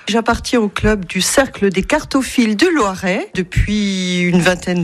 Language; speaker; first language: French; native; French